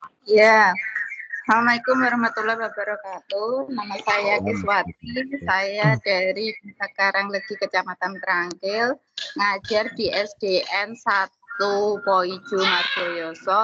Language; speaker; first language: Indonesian; non-native, local second language; Javanese